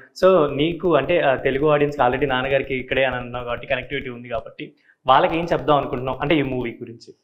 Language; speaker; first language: Telugu; native; Telugu